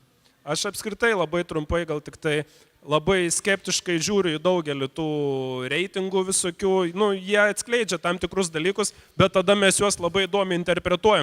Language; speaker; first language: Lithuanian; native; Lithuanian